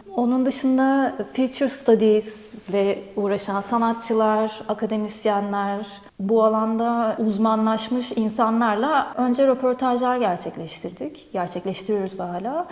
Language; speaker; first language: Turkish; native; Turkish